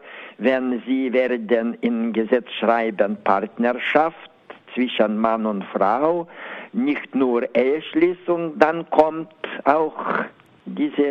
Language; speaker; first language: German; non-native, learner; Lithuanian